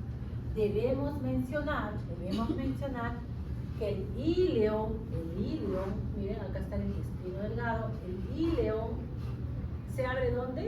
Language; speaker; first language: Spanish; native; Spanish